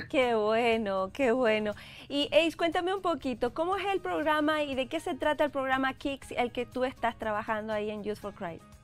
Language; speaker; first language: Spanish; native; Spanish